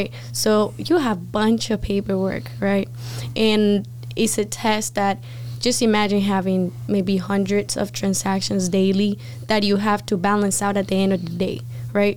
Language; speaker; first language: English; non-native, fluent; Spanish